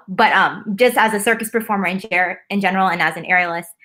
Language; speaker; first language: English; native; English